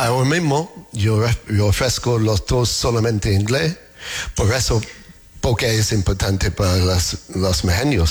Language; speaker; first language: Spanish; non-native, learner; English